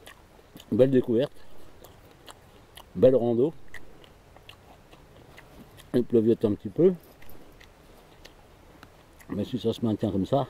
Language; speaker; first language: French; native; French